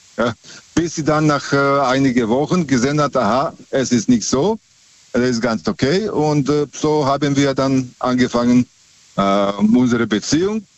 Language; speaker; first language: German; non-native, fluent; Serbian